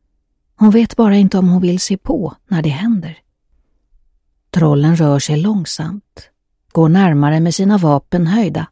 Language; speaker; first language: Swedish; native; Swedish